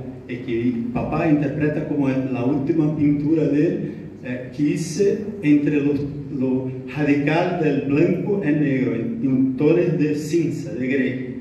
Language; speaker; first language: Spanish; non-native, learner; Portuguese